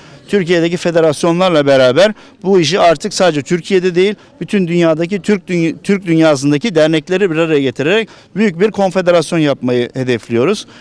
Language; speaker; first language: Turkish; native; Turkish